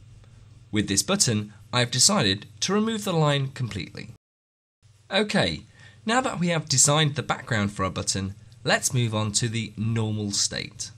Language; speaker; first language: English; native; English